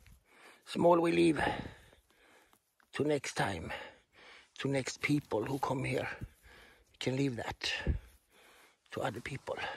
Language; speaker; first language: English; non-native, learner; Swedish